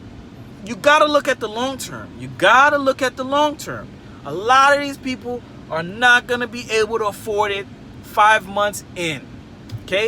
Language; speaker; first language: English; native; English